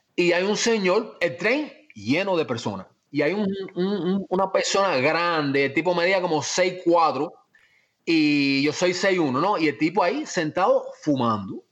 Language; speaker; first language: Spanish; early bilingual, heritage; Spanish